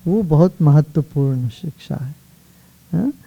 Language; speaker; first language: Hindi; non-native, local second language; Kannada